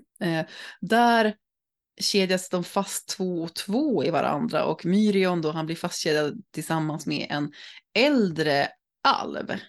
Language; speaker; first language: Swedish; native; Swedish